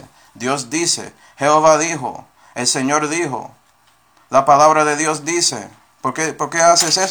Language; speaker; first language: Spanish; non-native, fluent; English